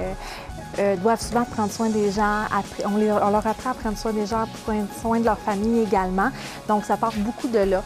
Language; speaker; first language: French; native; French